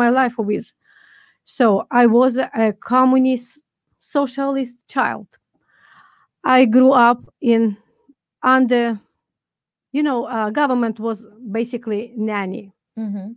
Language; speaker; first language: English; non-native, fluent; Russian